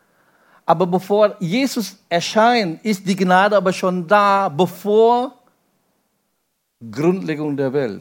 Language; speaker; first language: German; non-native, fluent; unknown